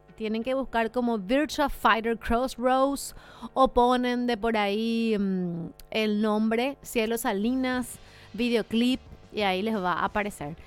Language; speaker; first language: Spanish; native; Spanish